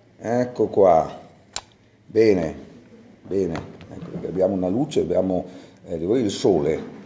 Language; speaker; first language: Italian; native; Italian